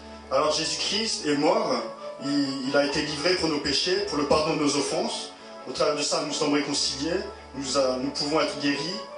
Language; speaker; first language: French; native; French